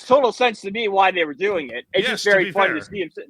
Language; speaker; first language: English; native; English